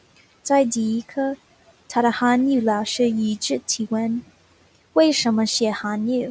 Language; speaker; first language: Chinese; non-native, learner; English